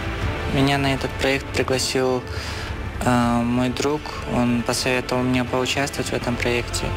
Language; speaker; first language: Czech; non-native, learner; Russian